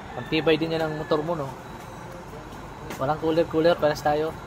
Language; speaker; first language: Filipino; non-native, local second language; Bikol